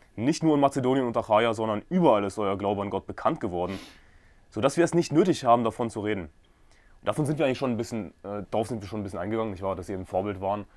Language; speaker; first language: German; native; German